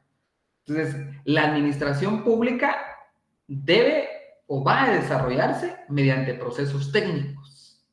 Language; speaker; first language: Spanish; native; Spanish